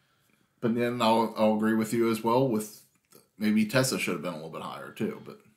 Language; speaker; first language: English; native; English